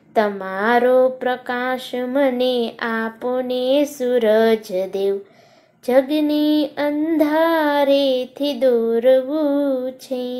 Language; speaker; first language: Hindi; non-native, local second language; Gujarati